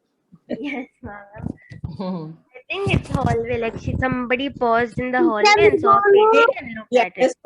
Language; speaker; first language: English; non-native, learner; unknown